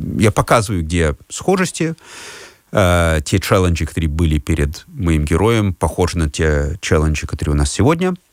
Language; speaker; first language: Russian; non-native, fluent; Lithuanian